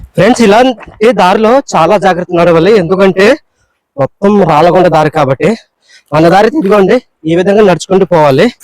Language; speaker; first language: Telugu; non-native, local second language; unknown